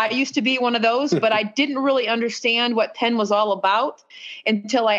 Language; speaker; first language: English; native; English